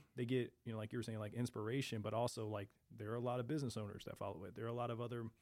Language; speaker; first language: English; native; English